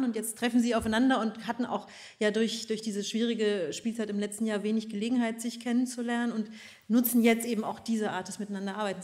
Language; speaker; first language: German; native; German